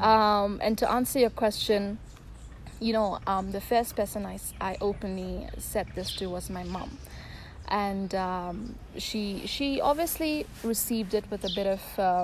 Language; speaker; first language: English; non-native, local second language; Tamil